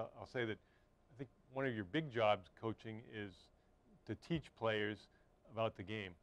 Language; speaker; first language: English; native; English